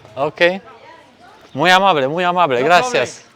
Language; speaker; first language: Spanish; non-native, learner; Romanian